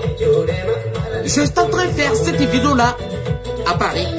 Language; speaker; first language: French; non-native, local second language; Bambara